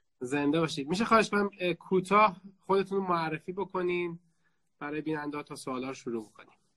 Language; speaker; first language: Persian; native; Persian